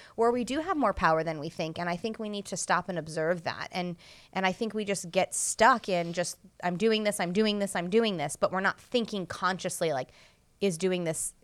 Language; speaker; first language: English; native; English